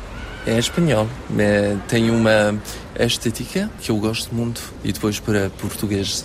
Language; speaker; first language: Portuguese; early bilingual, heritage; French